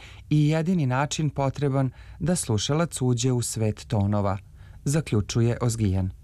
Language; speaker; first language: Serbian; native; Serbian